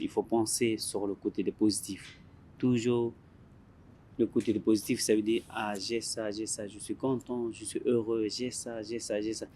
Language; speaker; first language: French; non-native, learner; Tibetan